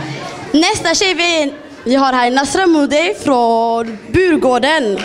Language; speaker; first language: Swedish; early bilingual, other home language; Somali